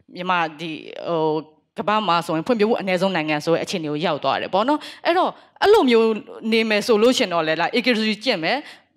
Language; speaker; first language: Burmese; native; Burmese